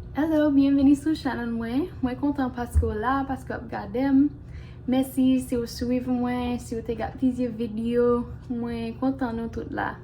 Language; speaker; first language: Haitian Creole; non-native, fluent; English